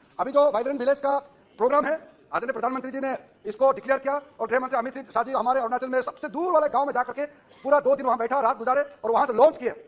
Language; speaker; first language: Hindi; non-native, local second language; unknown